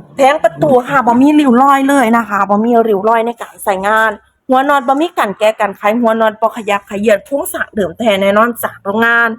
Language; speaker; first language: Thai; native; Thai